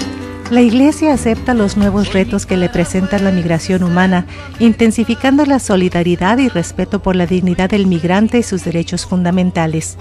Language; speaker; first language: Spanish; native; Spanish